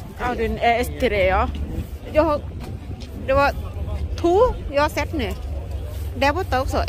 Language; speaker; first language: Swedish; non-native, learner; Thai